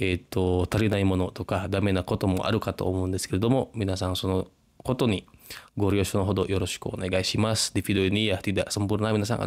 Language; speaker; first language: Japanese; non-native, fluent; Indonesian